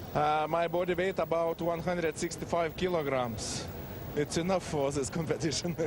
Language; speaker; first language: English; non-native, learner; Lithuanian